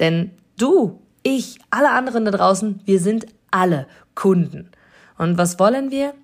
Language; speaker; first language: German; native; German